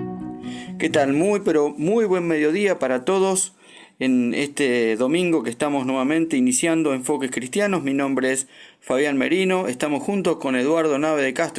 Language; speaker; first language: Spanish; native; Spanish